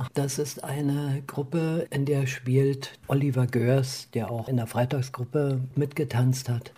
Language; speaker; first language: German; native; German